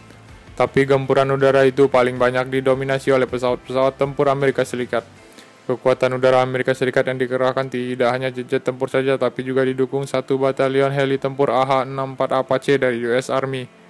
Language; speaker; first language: Indonesian; native; Indonesian